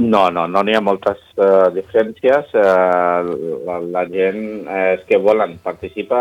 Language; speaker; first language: Catalan; non-native, learner; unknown